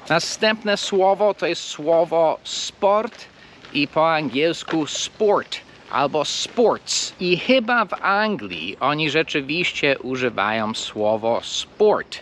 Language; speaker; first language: Polish; non-native, fluent; English